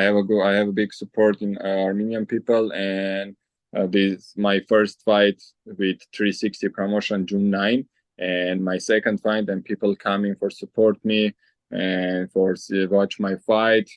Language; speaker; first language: English; non-native, learner; Armenian